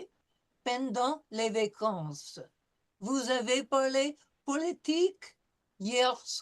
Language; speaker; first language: French; non-native, fluent; English